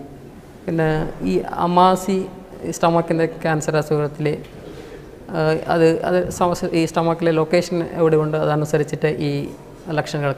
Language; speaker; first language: Malayalam; non-native, fluent; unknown